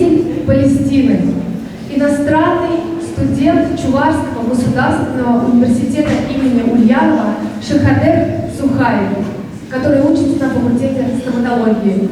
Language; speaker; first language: Russian; native; Russian